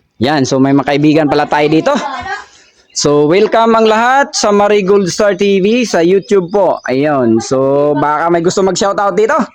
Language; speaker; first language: Filipino; non-native, local second language; Cebuano